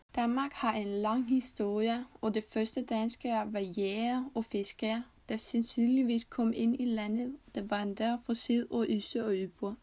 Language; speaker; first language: Danish; non-native, learner; Icelandic